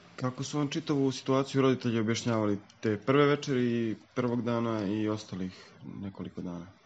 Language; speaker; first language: Serbian; non-native, local second language; Albanian